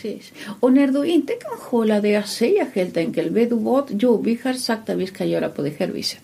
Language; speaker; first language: Swedish; non-native, fluent; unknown